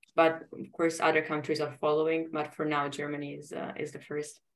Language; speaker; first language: English; non-native, fluent; Italian